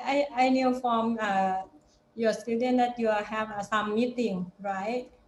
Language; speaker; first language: English; non-native, fluent; Thai